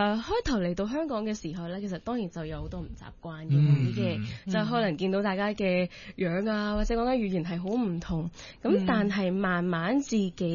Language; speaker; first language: Cantonese; early bilingual, other home language; Punjabi